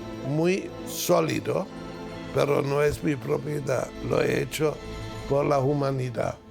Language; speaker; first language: Spanish; non-native, fluent; German